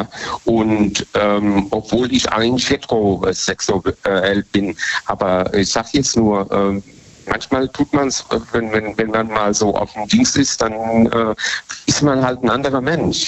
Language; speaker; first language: German; native; German